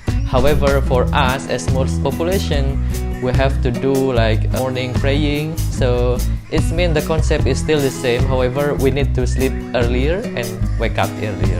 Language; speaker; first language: English; non-native, learner; Indonesian